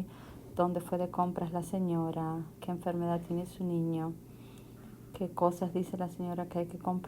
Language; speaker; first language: Spanish; non-native, fluent; English